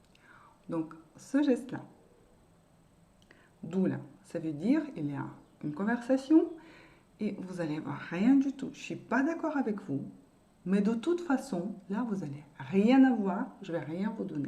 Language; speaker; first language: French; non-native, fluent; Russian